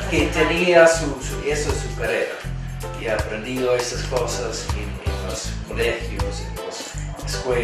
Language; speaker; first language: Spanish; non-native, fluent; English